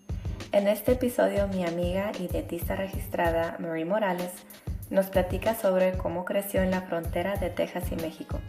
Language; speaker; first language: Spanish; early bilingual, heritage; Spanish